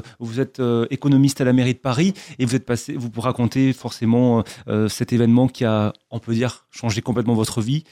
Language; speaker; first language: French; native; French